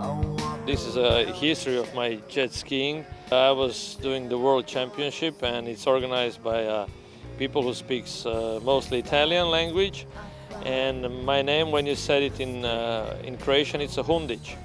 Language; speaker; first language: English; non-native, fluent; Croatian